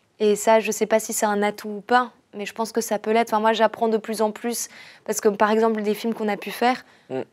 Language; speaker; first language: French; native; French